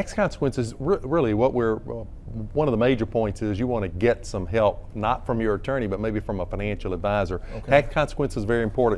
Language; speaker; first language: English; native; English